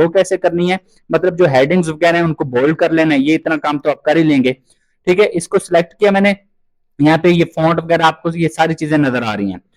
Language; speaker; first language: Urdu; non-native, local second language; Punjabi